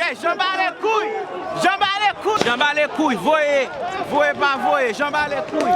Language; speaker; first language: French; non-native, learner; Haitian Creole